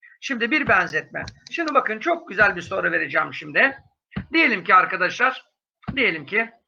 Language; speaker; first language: Turkish; native; Turkish